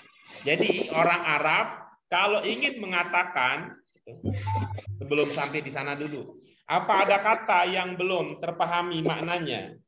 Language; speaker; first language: Indonesian; native; Indonesian